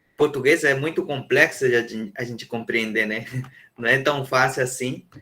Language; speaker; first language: Portuguese; non-native, local second language; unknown